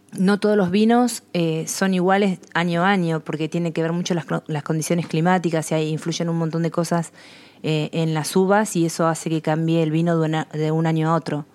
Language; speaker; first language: Spanish; native; Spanish